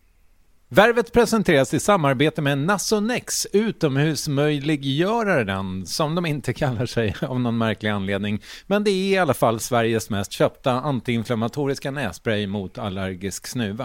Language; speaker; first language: Swedish; native; Swedish